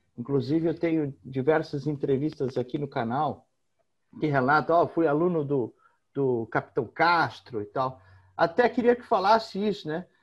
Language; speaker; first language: Portuguese; native; Portuguese